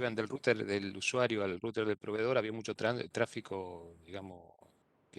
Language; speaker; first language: Spanish; native; Spanish